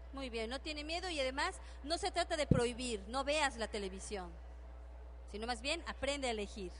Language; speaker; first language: Spanish; native; Spanish